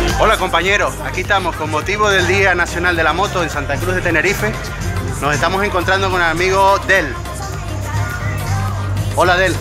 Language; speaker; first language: Spanish; native; Spanish